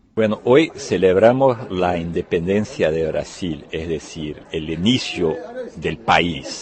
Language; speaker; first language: Spanish; non-native, fluent; Portuguese